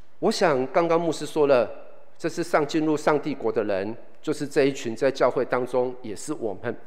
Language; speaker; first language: Chinese; native; Chinese